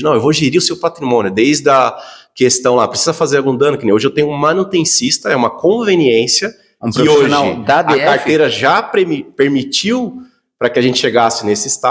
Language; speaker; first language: Portuguese; native; Portuguese